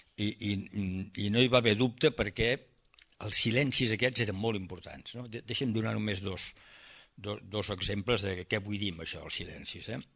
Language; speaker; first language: Catalan; early bilingual, heritage; Catalan